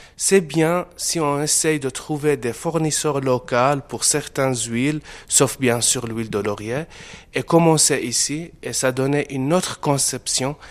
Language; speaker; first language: French; non-native, fluent; Arabic